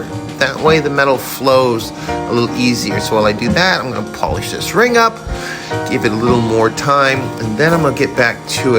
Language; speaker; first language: English; native; English